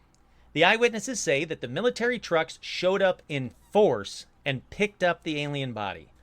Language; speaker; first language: English; native; English